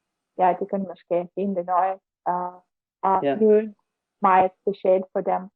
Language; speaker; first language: Danish; non-native, learner; Russian